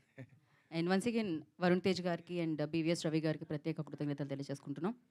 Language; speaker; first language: Telugu; native; Telugu